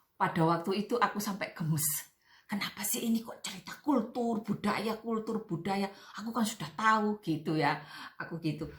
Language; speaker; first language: Indonesian; native; Indonesian